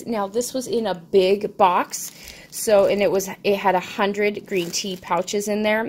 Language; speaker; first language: English; native; English